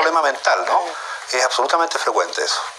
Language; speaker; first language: Spanish; native; Spanish